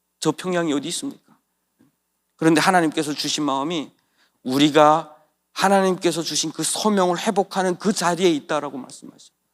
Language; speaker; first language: Korean; native; Korean